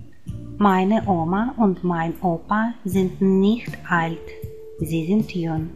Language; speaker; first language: German; non-native, fluent; Ukrainian